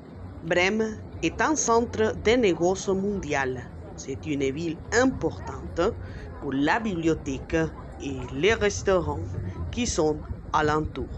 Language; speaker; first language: French; non-native, learner; Spanish